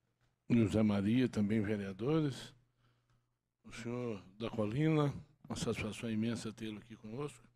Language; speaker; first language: Portuguese; native; Portuguese